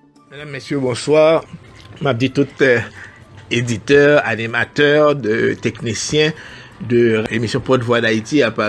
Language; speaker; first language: French; non-native, local second language; Haitian Creole